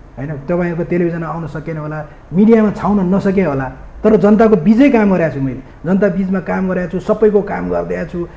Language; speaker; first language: Nepali; non-native, local second language; Newari